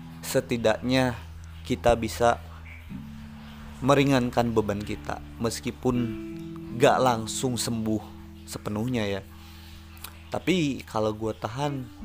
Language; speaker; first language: Indonesian; native; Indonesian